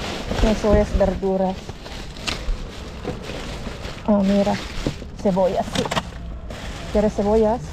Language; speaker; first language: Spanish; non-native, learner; Filipino